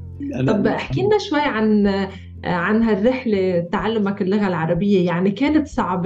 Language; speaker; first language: Arabic; native; Arabic